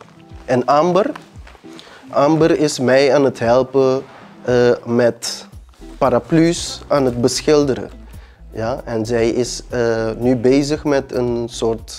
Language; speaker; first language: Dutch; early bilingual, other home language; Papiamento